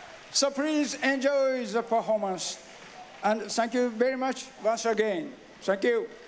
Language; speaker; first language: English; non-native, learner; Japanese